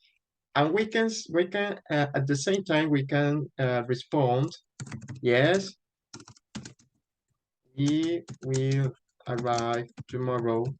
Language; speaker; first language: English; non-native, fluent; Spanish